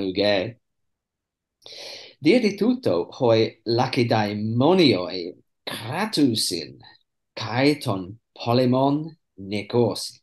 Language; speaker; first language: Greek; non-native, fluent; English